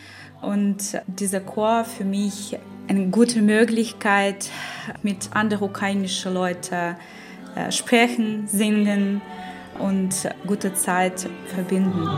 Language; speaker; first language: German; non-native, learner; Ukrainian